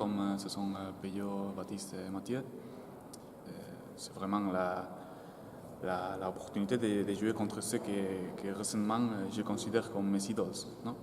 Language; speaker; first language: French; non-native, fluent; Spanish